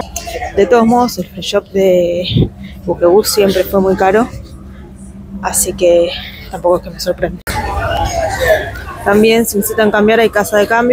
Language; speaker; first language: Spanish; native; Spanish